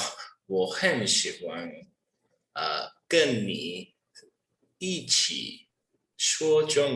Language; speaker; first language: Chinese; non-native, learner; English